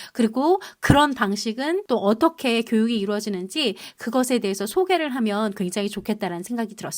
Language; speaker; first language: Korean; native; Korean